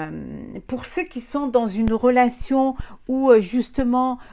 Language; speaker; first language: French; native; French